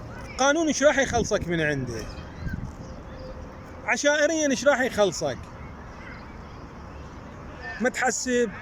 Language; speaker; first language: Arabic; native; Arabic